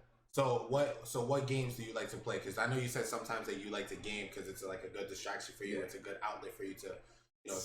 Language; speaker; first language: English; native; English